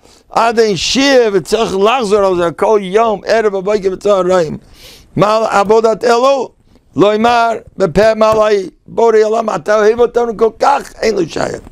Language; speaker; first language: Hebrew; non-native, fluent; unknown